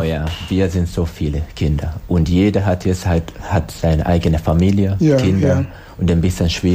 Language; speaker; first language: German; non-native, learner; Swahili